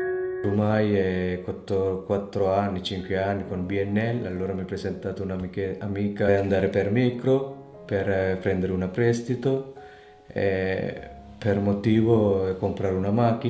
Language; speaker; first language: Italian; non-native, learner; Sinhala